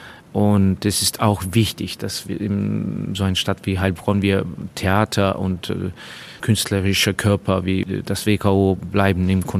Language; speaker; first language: German; non-native, fluent; Estonian